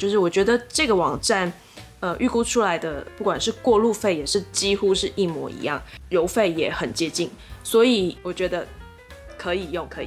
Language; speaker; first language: Chinese; native; Chinese